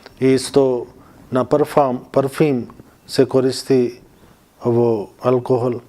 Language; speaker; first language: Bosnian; non-native, learner; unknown